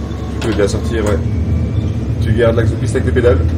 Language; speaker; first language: French; native; French